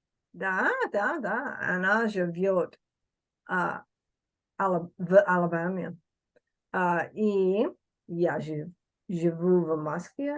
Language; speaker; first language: Russian; non-native, fluent; English